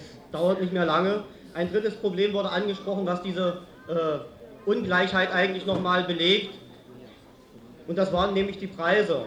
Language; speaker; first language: German; native; German